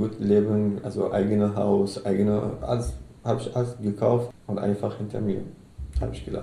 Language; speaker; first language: German; non-native, learner; Arabic